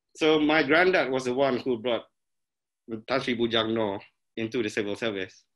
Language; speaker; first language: English; non-native, local second language; Malay